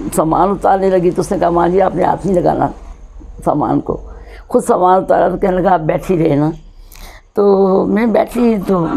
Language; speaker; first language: Urdu; non-native, local second language; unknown